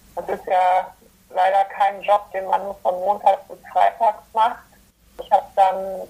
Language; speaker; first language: German; early bilingual, other home language; Polish